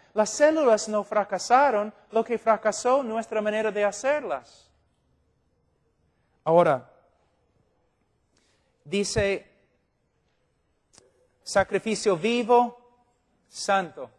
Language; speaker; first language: Spanish; non-native, fluent; English